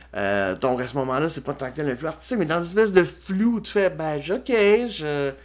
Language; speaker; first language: French; native; French